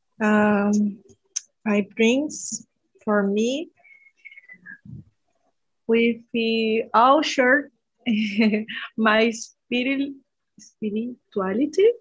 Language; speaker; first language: English; non-native, learner; Portuguese